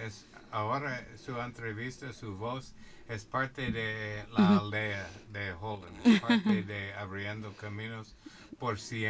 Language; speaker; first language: Spanish; non-native, learner; English